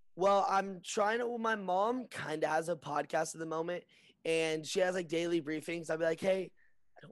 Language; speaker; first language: English; native; English